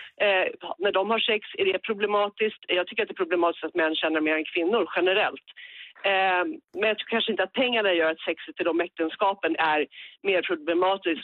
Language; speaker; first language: Swedish; native; Swedish